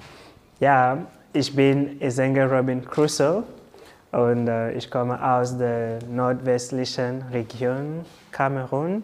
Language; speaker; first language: German; non-native, learner; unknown